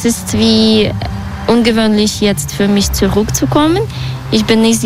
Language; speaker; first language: German; non-native, fluent; Russian